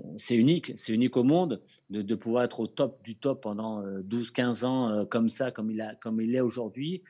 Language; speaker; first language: French; native; French